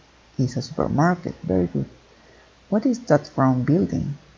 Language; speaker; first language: English; non-native, fluent; Spanish